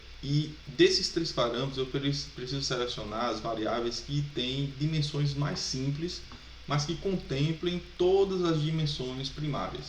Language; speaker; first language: Portuguese; native; Portuguese